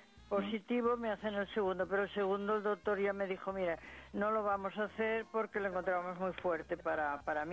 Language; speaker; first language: Spanish; native; Spanish